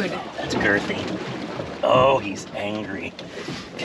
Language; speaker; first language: English; native; English